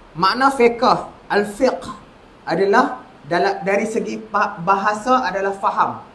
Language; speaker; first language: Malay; native; Malay